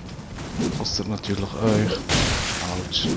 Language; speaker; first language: German; native; German